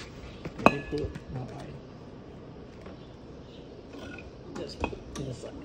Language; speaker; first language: English; non-native, local second language; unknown